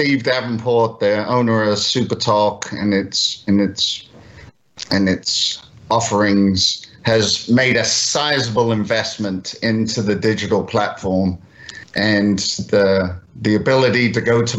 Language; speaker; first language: English; native; English